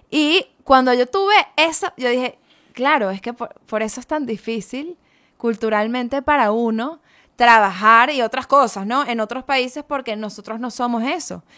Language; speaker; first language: Spanish; native; Spanish